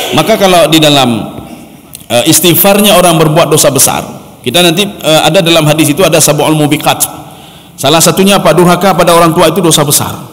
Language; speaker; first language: Malay; non-native, local second language; Achinese